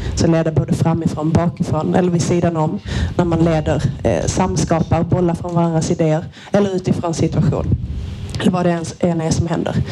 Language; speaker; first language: Swedish; native; Swedish